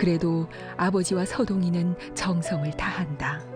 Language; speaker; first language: Korean; native; Korean